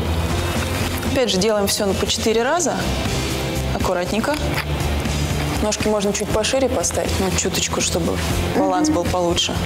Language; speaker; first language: Russian; native; Russian